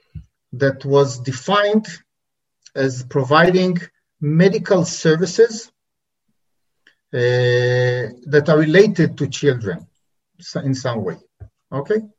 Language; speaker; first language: English; non-native, fluent; Hebrew